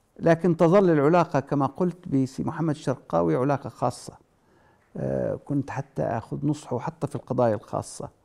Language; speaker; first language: Arabic; native; Arabic